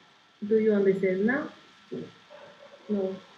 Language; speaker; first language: English; non-native, learner; Portuguese